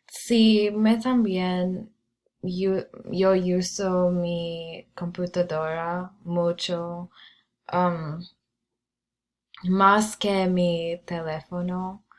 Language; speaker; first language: Spanish; non-native, learner; English